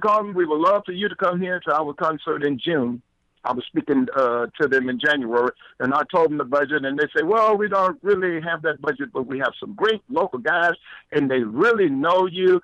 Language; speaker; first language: English; native; English